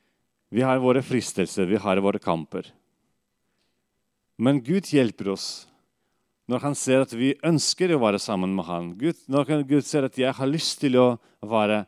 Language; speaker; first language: Norwegian; non-native, fluent; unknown